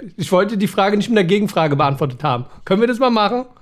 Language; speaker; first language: German; early bilingual, other home language; Persian